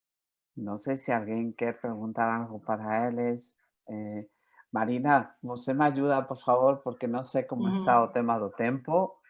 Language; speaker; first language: Portuguese; non-native, fluent; Spanish